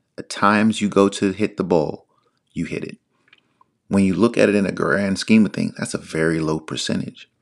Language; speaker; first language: English; native; English